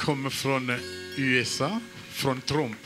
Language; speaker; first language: Swedish; non-native, fluent; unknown